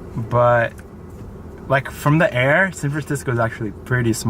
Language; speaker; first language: English; native; English